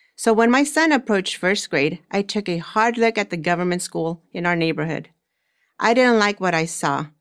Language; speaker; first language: English; early bilingual, other home language; Spanish